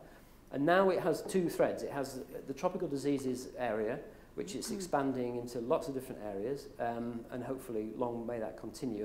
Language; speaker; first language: English; native; English